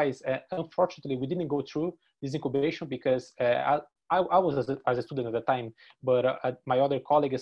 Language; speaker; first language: English; non-native, fluent; Portuguese